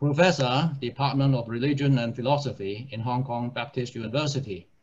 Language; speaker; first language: English; non-native, local second language; Chinese